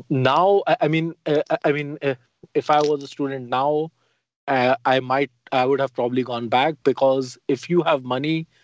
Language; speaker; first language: English; non-native, local second language; Hindi